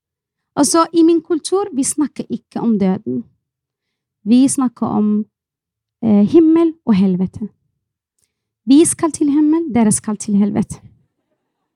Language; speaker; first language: Norwegian; non-native, fluent; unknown